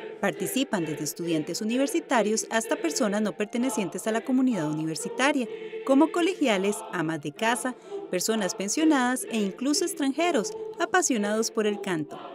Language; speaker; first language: Spanish; native; Spanish